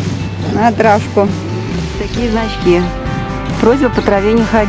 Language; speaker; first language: Russian; native; Russian